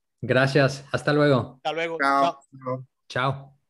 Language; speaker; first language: Spanish; non-native, local second language; French